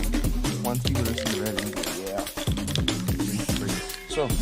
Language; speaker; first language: English; native; English